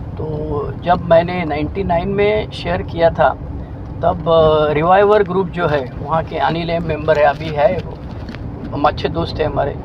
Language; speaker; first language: Hindi; non-native, local second language; Marathi